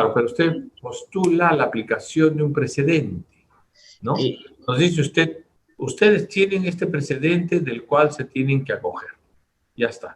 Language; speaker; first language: Spanish; native; Spanish